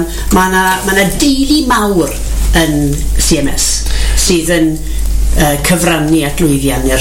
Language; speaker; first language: Welsh; native; Welsh